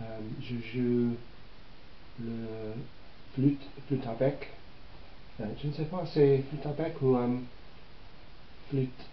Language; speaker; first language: French; non-native, learner; English